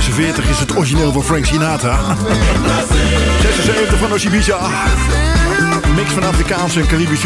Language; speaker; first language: Dutch; native; Dutch